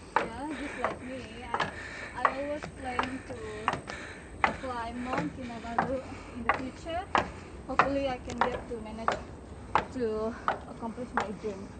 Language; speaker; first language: English; non-native, learner; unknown